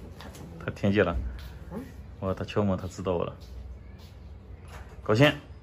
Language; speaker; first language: Chinese; native; Chinese